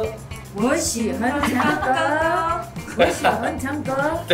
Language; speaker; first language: Chinese; non-native, learner; Korean